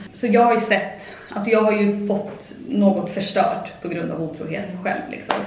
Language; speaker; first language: Swedish; native; Swedish